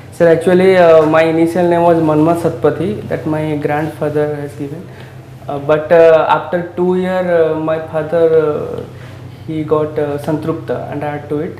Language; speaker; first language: English; non-native, local second language; Odia